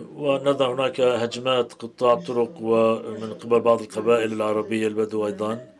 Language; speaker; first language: Arabic; non-native, fluent; Turkish